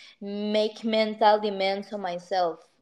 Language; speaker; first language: English; non-native, learner; Spanish